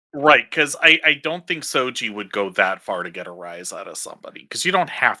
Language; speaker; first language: English; native; English